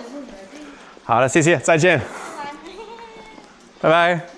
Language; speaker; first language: Chinese; non-native, fluent; English